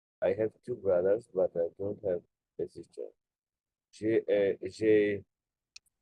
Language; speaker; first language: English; non-native, local second language; Bangla